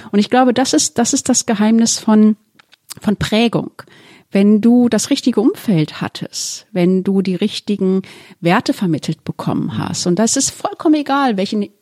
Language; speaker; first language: German; early bilingual, other home language; Turkish